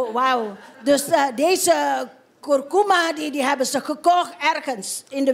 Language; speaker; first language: Dutch; non-native, fluent; Indonesian